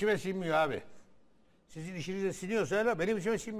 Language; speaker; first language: Turkish; native; Turkish